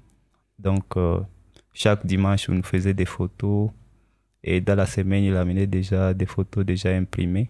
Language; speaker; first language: French; non-native, local second language; Swahili